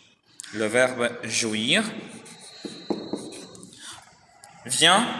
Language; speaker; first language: French; non-native, learner; Spanish